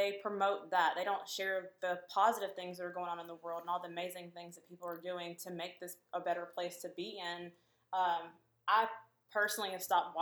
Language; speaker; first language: English; native; English